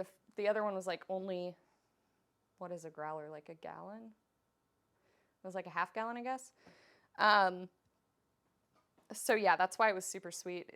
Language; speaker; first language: English; native; English